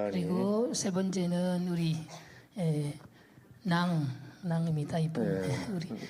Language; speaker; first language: Korean; non-native, learner; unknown